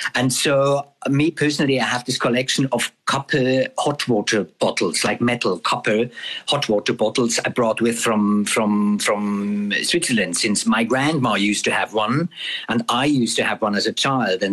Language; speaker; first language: English; non-native, fluent; German